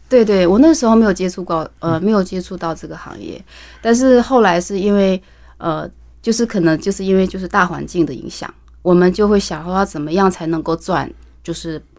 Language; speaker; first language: Chinese; native; Chinese